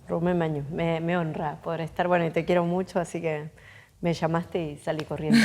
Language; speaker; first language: Spanish; native; Spanish